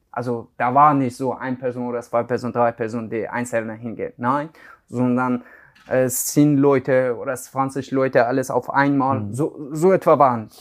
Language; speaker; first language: German; non-native, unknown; Persian